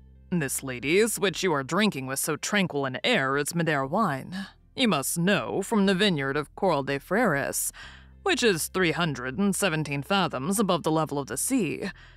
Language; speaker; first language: English; native; English